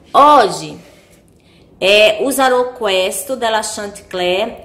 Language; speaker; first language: Italian; non-native, fluent; Portuguese